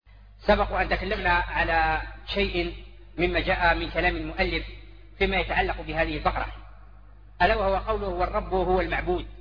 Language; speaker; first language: Arabic; native; Arabic